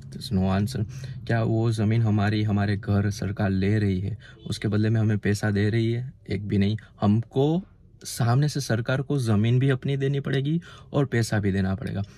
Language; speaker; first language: Hindi; non-native, local second language; Gujarati